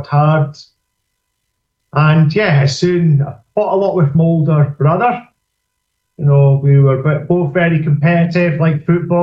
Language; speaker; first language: English; native; English